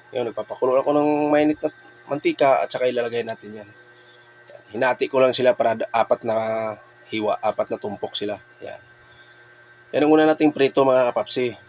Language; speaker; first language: Filipino; non-native, local second language; Cebuano